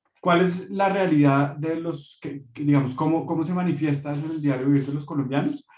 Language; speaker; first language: Spanish; native; Spanish